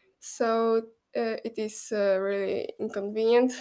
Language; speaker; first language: English; non-native, fluent; Polish